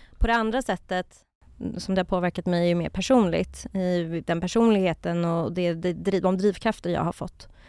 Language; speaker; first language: Swedish; early bilingual, other home language; Kurdish